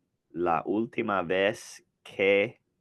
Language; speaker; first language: Spanish; non-native, learner; English